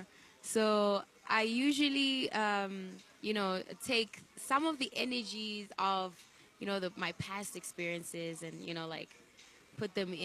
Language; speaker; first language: English; non-native, local second language; Shona